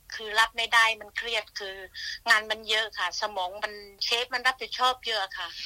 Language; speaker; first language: Thai; native; Thai